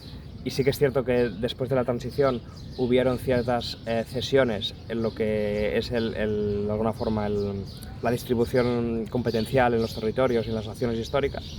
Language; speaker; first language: Spanish; non-native, local second language; Catalan